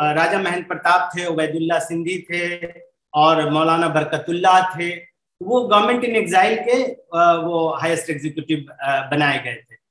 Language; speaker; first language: Hindi; native; Hindi